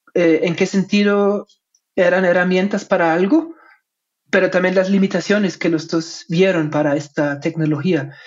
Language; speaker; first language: Spanish; non-native, fluent; German